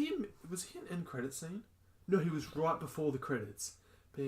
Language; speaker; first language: English; native; English